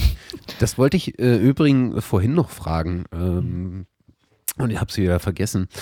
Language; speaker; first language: German; native; German